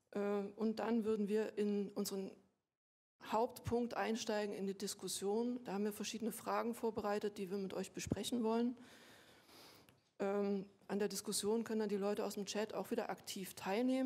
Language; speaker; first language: German; native; German